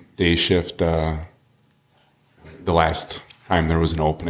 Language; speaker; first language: English; native; English